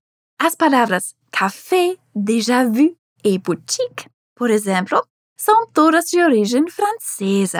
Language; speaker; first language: Portuguese; non-native, fluent; German